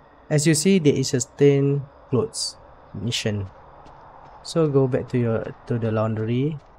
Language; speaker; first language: English; non-native, local second language; Malay